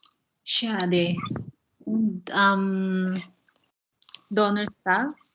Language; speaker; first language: German; non-native, learner; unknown